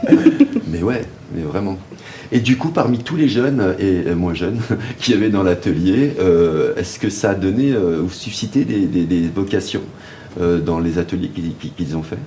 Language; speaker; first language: French; native; French